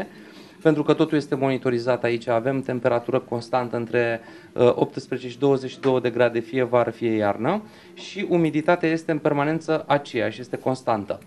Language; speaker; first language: Romanian; native; Romanian